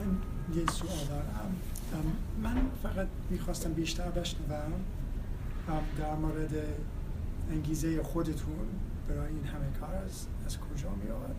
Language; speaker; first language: Persian; non-native, fluent; English